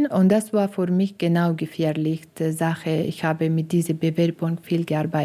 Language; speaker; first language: German; non-native, learner; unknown